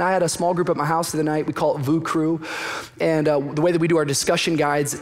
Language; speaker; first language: English; native; English